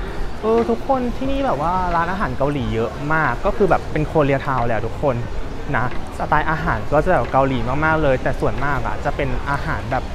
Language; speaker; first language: Thai; native; Thai